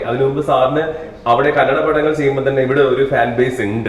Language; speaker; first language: Malayalam; native; Malayalam